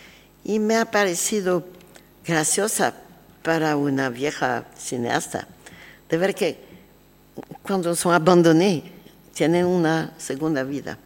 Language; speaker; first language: Spanish; non-native, learner; French